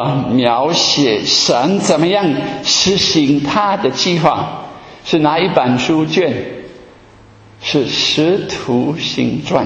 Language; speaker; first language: Chinese; non-native, fluent; German